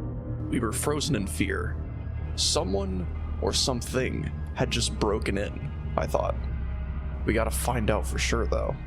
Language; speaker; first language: English; native; English